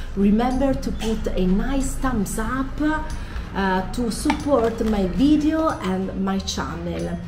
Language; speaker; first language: English; non-native, fluent; Italian